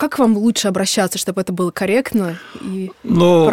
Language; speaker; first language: Russian; native; Russian